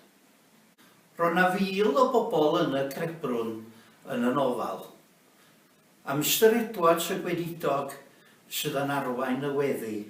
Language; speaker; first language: Welsh; native; Welsh